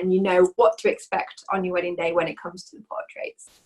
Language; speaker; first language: English; native; English